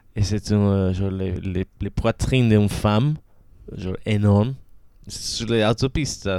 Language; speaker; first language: French; non-native, fluent; Spanish